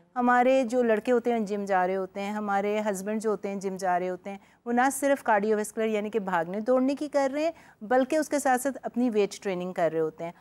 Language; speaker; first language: Urdu; non-native, local second language; Punjabi